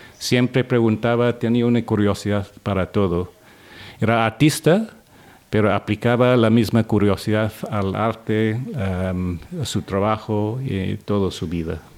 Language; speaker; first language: Spanish; non-native, fluent; English